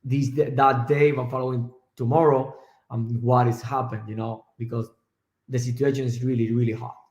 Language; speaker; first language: English; non-native, learner; Spanish